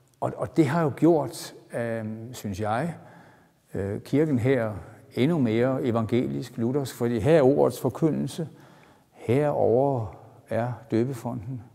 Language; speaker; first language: Danish; native; Danish